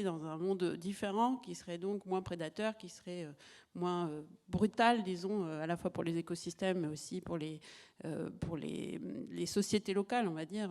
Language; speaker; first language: French; native; French